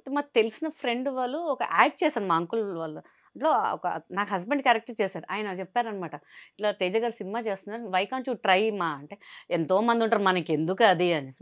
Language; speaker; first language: Telugu; non-native, local second language; Hindi